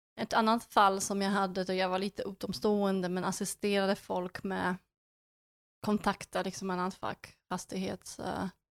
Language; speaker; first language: Swedish; non-native, fluent; Polish